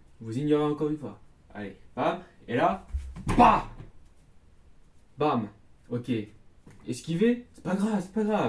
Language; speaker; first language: French; native; French